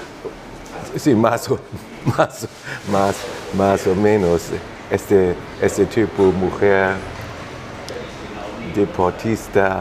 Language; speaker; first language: Spanish; non-native, fluent; German